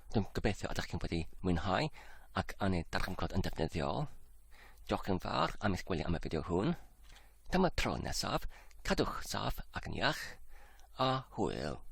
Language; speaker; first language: Welsh; non-native, learner; Polish